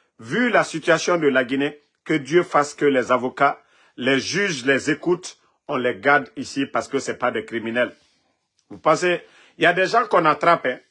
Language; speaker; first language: French; non-native, local second language; Mandingo